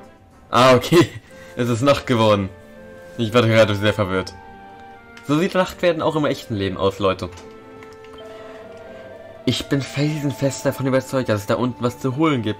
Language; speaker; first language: German; native; German